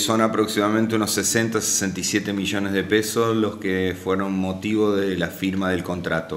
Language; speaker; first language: Spanish; native; Spanish